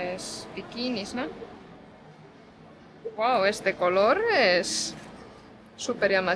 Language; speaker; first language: Spanish; non-native, fluent; Portuguese